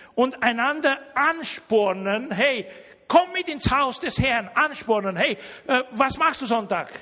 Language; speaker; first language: German; early bilingual, heritage; Romanian